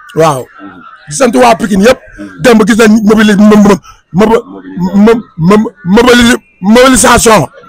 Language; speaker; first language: Wolof; native; Wolof